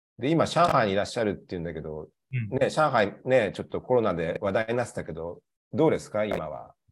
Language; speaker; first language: Japanese; native; Japanese